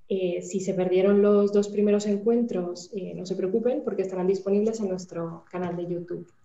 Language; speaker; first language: Spanish; native; Spanish